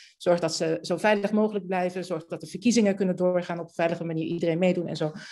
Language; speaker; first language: Dutch; early bilingual, other home language; Arabic